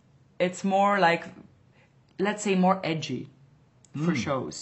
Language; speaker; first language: English; non-native, fluent; Dutch